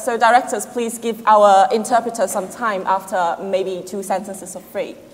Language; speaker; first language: English; non-native, fluent; Chinese